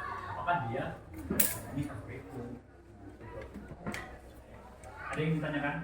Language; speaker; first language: Indonesian; native; Indonesian